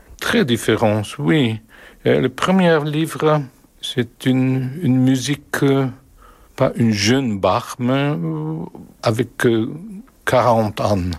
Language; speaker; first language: French; non-native, learner; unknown